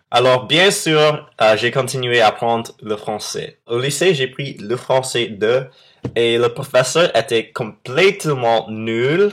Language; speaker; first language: French; non-native, fluent; English